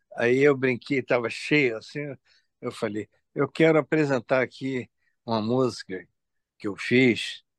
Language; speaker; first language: Portuguese; native; Portuguese